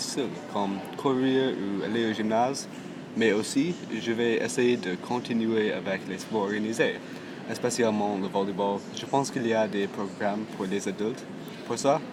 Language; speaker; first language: French; non-native, local second language; English